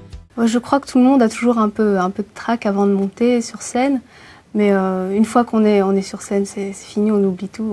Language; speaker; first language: French; early bilingual, other home language; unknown